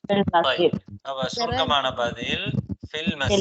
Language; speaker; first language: Arabic; non-native, fluent; Tamil